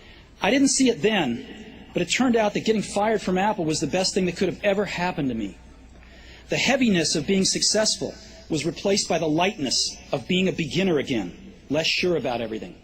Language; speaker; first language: English; native; English